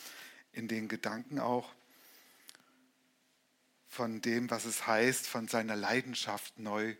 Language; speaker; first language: German; native; German